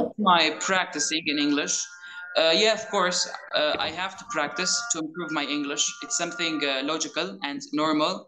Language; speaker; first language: English; non-native, learner; Arabic